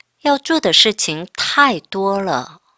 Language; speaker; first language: Chinese; non-native, fluent; Korean